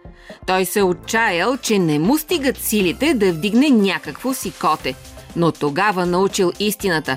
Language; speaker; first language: Bulgarian; native; Bulgarian